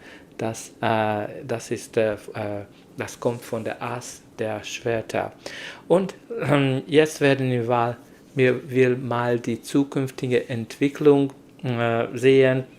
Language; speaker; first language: German; non-native, learner; Hungarian